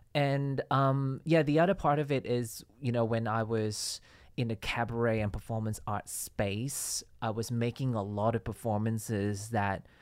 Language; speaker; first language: English; non-native, local second language; Cantonese